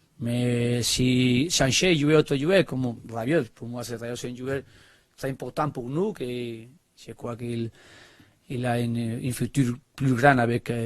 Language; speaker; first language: French; non-native, learner; Spanish